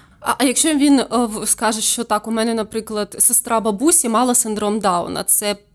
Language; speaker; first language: Ukrainian; native; Ukrainian